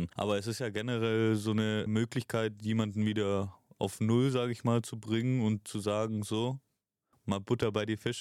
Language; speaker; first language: German; native; German